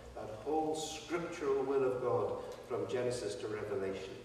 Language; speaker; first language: English; native; English